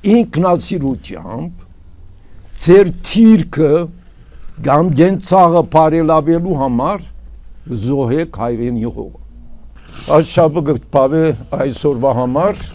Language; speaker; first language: Armenian; early bilingual, heritage; Armenian